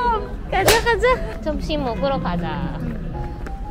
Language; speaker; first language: Korean; non-native, learner; Filipino